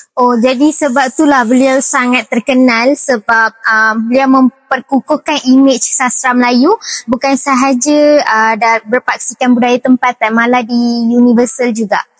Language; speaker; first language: Malay; non-native, local second language; Tamil